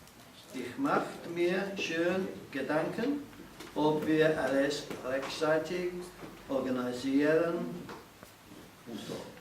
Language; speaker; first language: German; non-native, learner; English